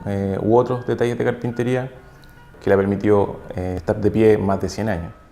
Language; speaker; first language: Spanish; native; Spanish